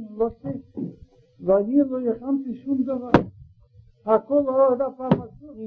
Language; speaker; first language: Hebrew; non-native, learner; Russian